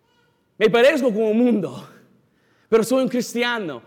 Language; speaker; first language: Spanish; non-native, fluent; English